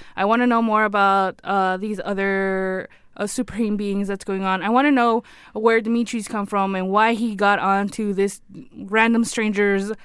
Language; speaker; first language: English; native; English